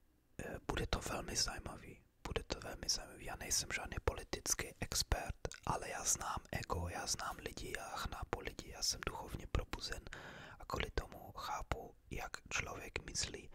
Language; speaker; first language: Czech; early bilingual, heritage; English